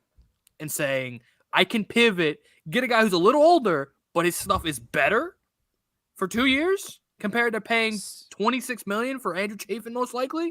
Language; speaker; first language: English; native; English